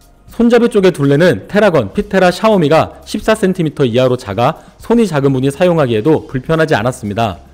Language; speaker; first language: Korean; native; Korean